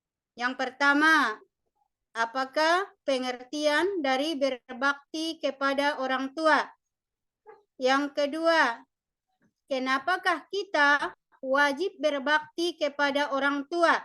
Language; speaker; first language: Indonesian; native; Indonesian